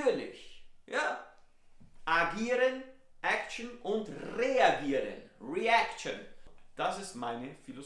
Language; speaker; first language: German; non-native, fluent; Italian